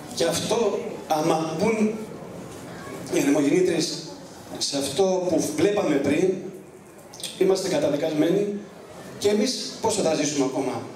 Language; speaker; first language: Greek; native; Greek